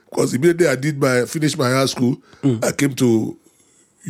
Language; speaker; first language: English; non-native, local second language; Yoruba